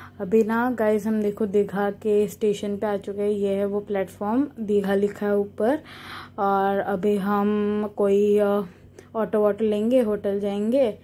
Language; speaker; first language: Hindi; non-native, local second language; Bangla